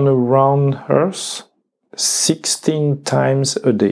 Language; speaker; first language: English; non-native, learner; French